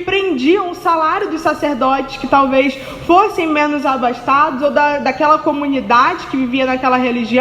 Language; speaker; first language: Portuguese; native; Portuguese